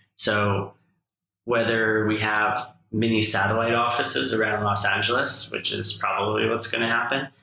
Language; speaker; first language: English; native; English